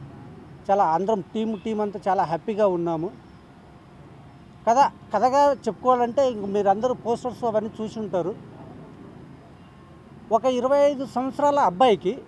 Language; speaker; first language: Telugu; native; Telugu